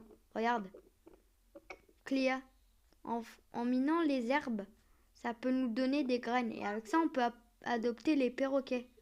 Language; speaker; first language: French; native; French